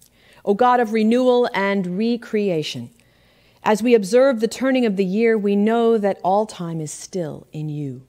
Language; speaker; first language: English; native; English